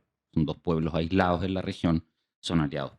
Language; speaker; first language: Spanish; native; Spanish